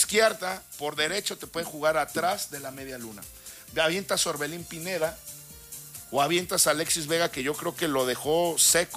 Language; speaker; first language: Spanish; native; Spanish